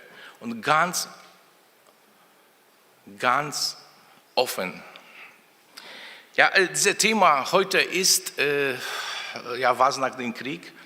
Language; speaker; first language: German; non-native, fluent; Polish